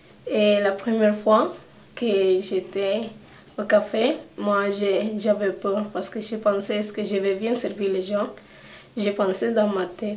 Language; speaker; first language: French; early bilingual, other home language; Spanish